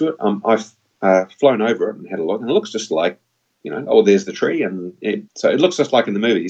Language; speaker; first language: English; native; English